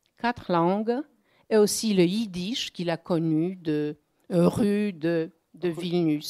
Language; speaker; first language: French; non-native, fluent; Polish